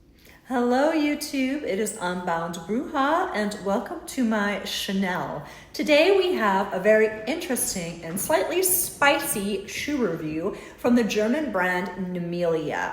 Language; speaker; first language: English; native; English